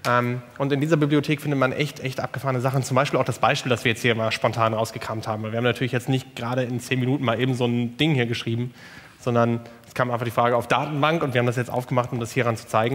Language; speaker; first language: German; native; German